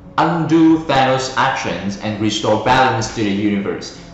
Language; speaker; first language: English; non-native, fluent; Vietnamese